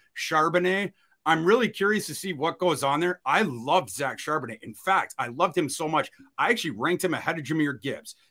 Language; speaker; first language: English; native; English